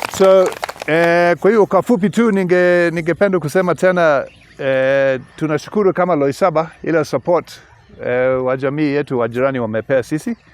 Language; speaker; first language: Swahili; non-native, local second language; English